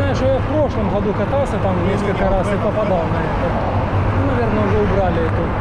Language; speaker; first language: Russian; native; Russian